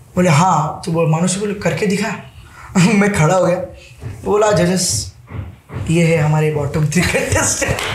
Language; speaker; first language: Hindi; non-native, local second language; Marathi